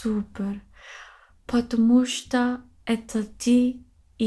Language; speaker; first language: Russian; non-native, learner; English